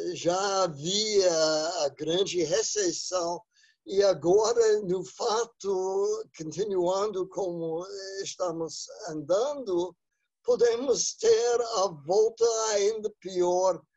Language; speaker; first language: Portuguese; non-native, fluent; English